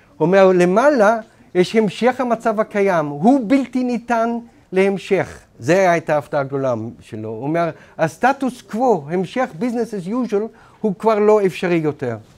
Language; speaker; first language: Hebrew; non-native, fluent; German